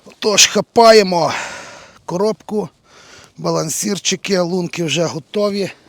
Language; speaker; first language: Ukrainian; native; Ukrainian